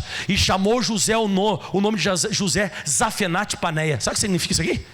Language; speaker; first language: Portuguese; native; Portuguese